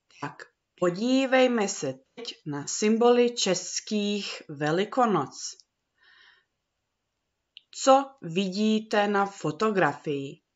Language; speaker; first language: Czech; early bilingual, heritage; Czech